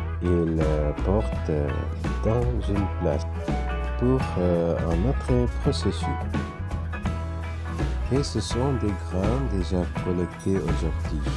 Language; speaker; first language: French; non-native, fluent; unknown